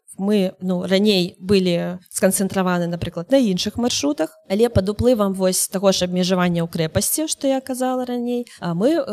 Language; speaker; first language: Belarusian; non-native, local second language; Russian